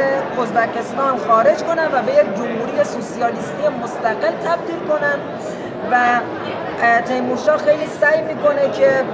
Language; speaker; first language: Persian; native; Persian